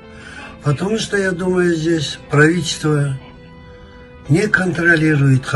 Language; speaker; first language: Russian; non-native, local second language; Kyrgyz